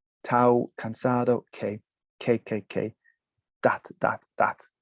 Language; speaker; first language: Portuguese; non-native, learner; English